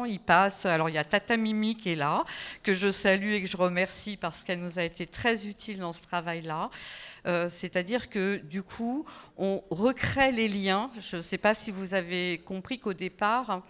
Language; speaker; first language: French; native; French